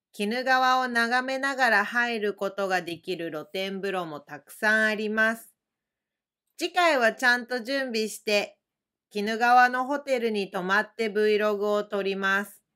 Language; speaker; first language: Japanese; native; Japanese